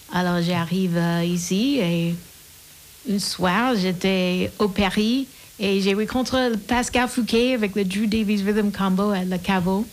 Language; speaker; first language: French; non-native, learner; English